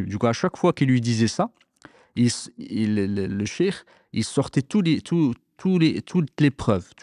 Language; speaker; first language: French; native; French